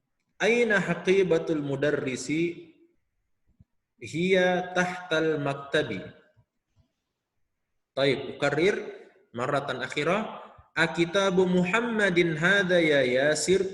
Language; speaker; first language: Arabic; non-native, fluent; Indonesian